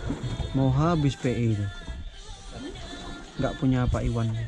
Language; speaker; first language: Malay; native; Malay